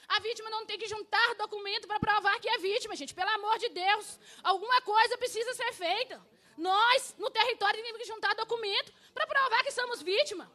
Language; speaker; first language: Portuguese; native; Portuguese